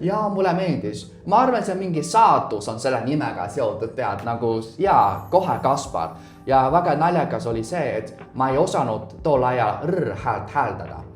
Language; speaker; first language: Estonian; non-native, fluent; Chinese